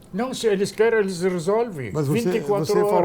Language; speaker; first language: Portuguese; non-native, fluent; Arabic